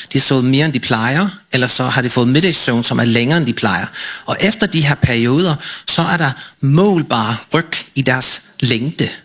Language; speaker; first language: Danish; non-native, fluent; English